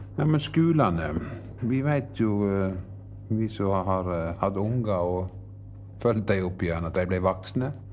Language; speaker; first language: Norwegian; native; Norwegian